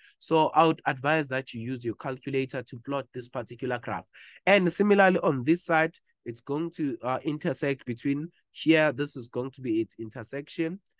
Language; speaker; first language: English; non-native, local second language; Zulu